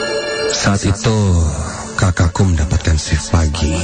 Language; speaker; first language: Indonesian; native; Indonesian